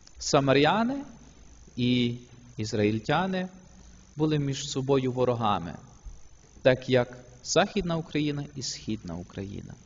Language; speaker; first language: Ukrainian; native; Ukrainian